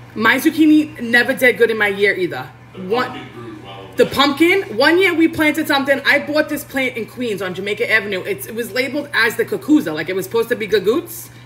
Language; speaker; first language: English; native; English